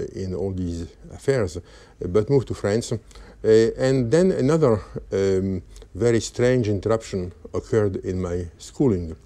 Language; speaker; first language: English; non-native, fluent; Polish